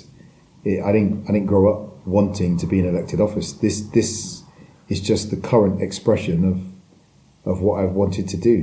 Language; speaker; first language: English; native; English